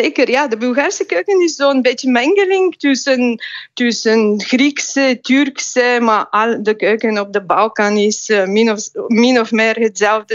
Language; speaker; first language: Dutch; non-native, fluent; Bulgarian